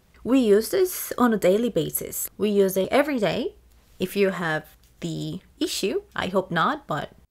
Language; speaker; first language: English; non-native, fluent; Korean